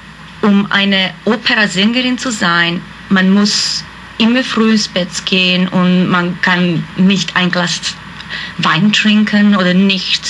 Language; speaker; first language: German; non-native, fluent; Hungarian